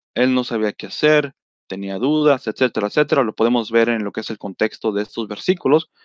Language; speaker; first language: Spanish; early bilingual, heritage; Spanish